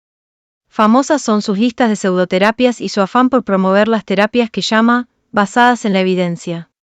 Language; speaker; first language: Spanish; native; Spanish